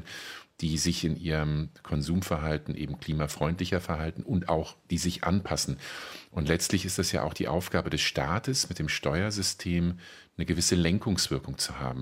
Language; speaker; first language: German; native; German